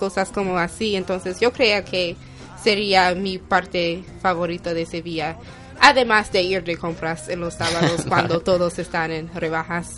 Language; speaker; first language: Spanish; non-native, fluent; English